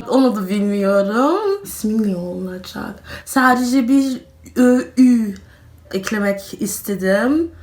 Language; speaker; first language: Turkish; non-native, learner; German